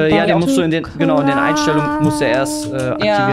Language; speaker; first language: German; native; German